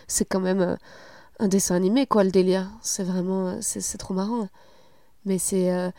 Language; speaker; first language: French; native; French